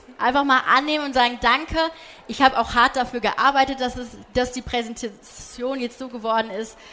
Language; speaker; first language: German; early bilingual, other home language; Polish